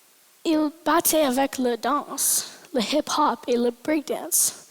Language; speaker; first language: French; non-native, local second language; English